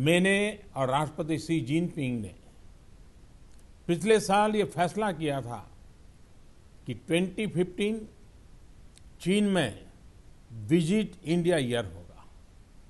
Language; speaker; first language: Hindi; non-native, local second language; Gujarati